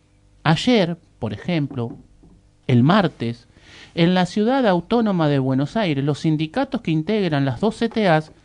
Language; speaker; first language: Spanish; native; Spanish